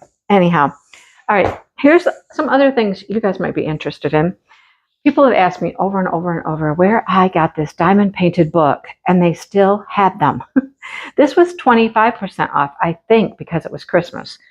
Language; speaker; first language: English; native; English